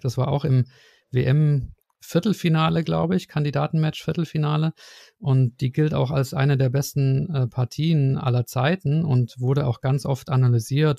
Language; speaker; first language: German; native; German